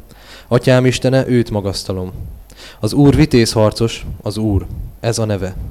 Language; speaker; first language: Hungarian; native; Hungarian